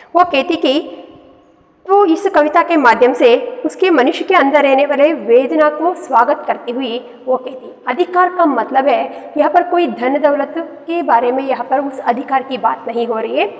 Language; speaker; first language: Hindi; non-native, local second language; Kannada